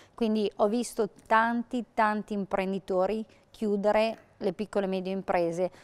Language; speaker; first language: Italian; native; Italian